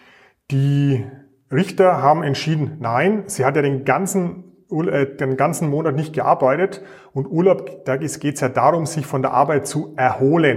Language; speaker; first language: German; native; German